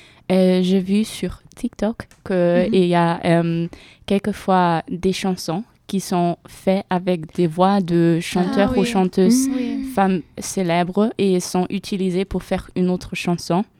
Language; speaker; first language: French; non-native, learner; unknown